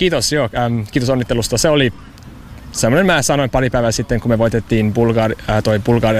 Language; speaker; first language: Finnish; non-native, fluent; English